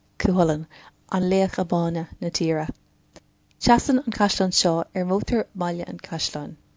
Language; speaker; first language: Irish; non-native, local second language; English